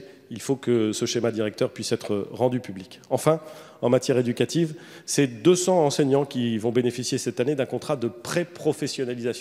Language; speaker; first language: French; native; French